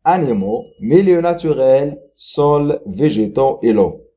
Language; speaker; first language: French; non-native, local second language; Arabic